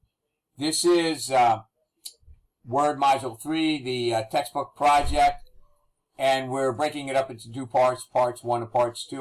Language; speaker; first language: English; native; English